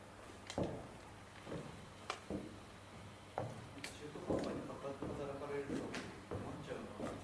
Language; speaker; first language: Japanese; native; Japanese